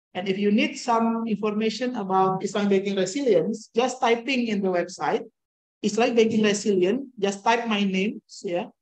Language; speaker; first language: English; non-native, fluent; Indonesian